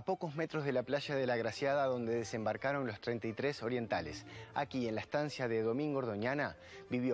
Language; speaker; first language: Spanish; native; Spanish